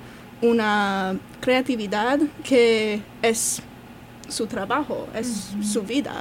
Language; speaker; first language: Spanish; non-native, learner; English